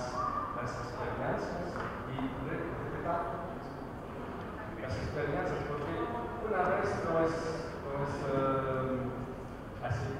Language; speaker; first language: Spanish; non-native, learner; French